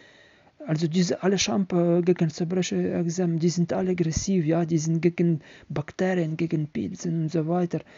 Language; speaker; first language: German; non-native, learner; Ukrainian